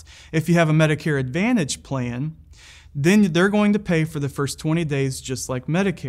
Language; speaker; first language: English; native; English